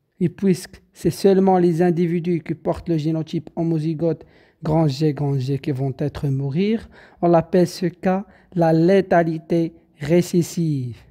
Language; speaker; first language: French; non-native, local second language; Arabic